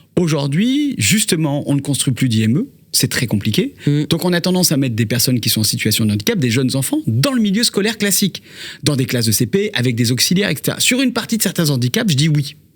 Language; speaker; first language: French; native; French